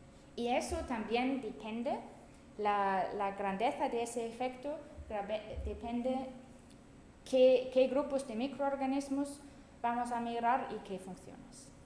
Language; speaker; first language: Spanish; non-native, fluent; German